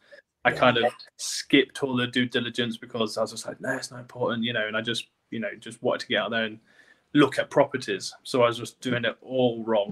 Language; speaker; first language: English; native; English